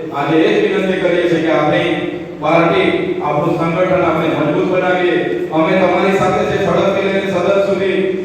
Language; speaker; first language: Gujarati; non-native, local second language; Vasavi